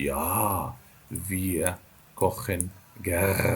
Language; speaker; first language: German; non-native, fluent; Arabic